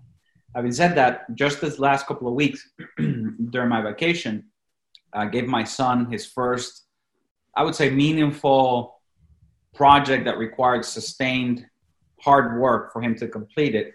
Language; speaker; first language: English; non-native, fluent; Spanish